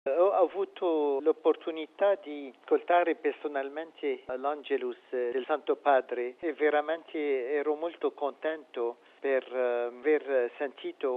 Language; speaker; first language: Italian; non-native, fluent; Arabic